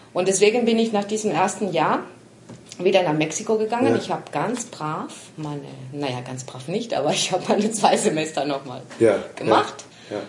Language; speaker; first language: German; non-native, fluent; Spanish